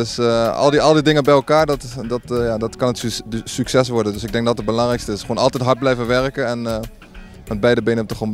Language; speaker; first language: Dutch; native; Dutch